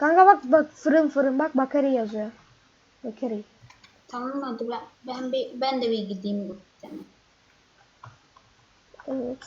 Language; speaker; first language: Turkish; native; Turkish